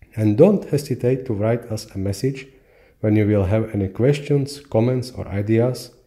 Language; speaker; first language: English; non-native, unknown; Slovak